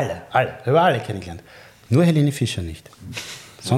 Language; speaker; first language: German; native; German